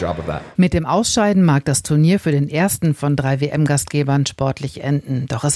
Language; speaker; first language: German; native; German